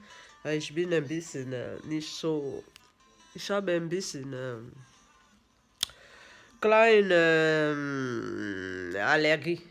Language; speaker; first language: German; non-native, learner; French